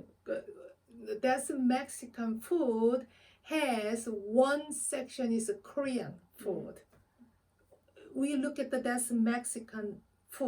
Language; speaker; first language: English; non-native, learner; Korean